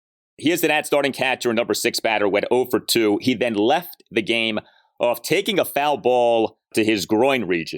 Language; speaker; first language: English; native; English